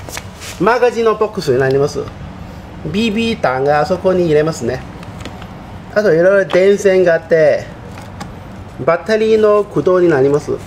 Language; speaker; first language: Japanese; non-native, fluent; Cantonese